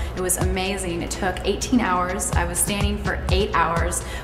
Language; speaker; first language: English; native; English